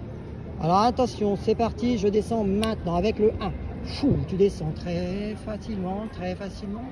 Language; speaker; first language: French; native; French